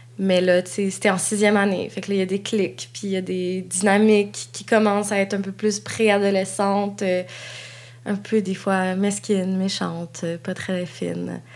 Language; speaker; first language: French; native; French